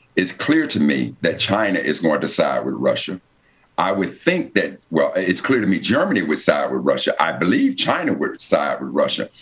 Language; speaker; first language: English; native; English